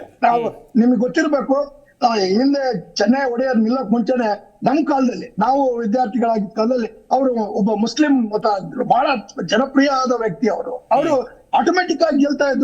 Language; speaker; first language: Kannada; native; Kannada